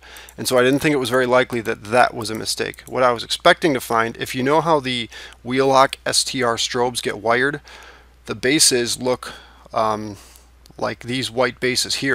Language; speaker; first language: English; native; English